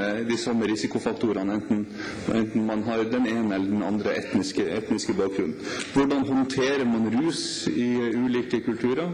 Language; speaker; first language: Norwegian; native; Norwegian